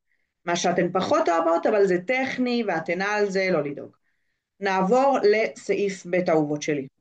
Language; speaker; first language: Hebrew; native; Hebrew